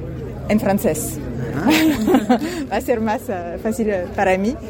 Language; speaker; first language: Spanish; non-native, fluent; French